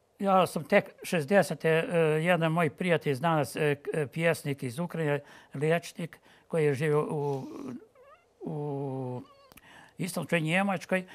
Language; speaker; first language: Bosnian; non-native, local second language; Ukrainian